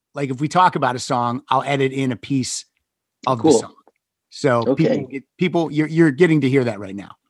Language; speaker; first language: English; native; English